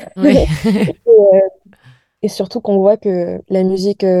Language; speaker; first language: French; native; French